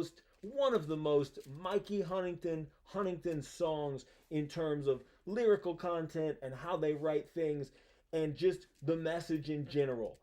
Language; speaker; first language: English; native; English